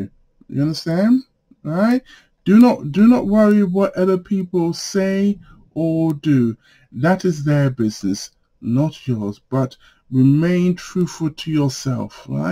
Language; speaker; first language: English; native; English